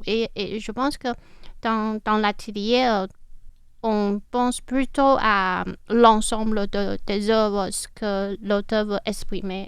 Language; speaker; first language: French; non-native, fluent; Chinese